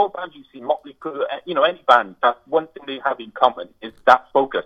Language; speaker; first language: English; native; English